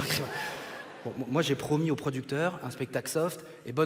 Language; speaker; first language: French; native; French